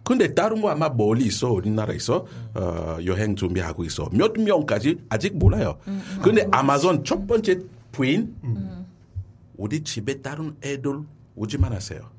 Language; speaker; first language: Korean; non-native, learner; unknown